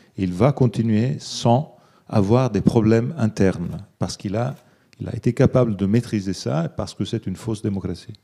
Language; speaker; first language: French; early bilingual, other home language; Italian